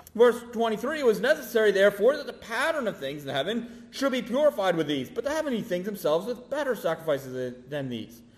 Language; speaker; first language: English; native; English